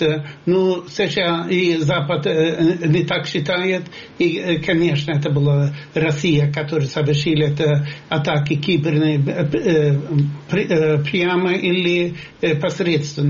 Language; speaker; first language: Russian; non-native, fluent; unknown